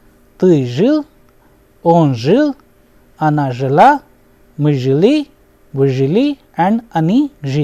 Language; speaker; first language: Russian; non-native, fluent; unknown